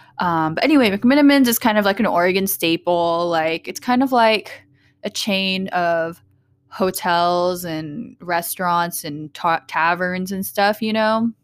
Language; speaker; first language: English; early bilingual, other home language; Vietnamese